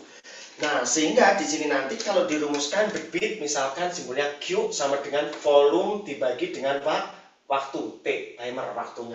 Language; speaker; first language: Indonesian; native; Indonesian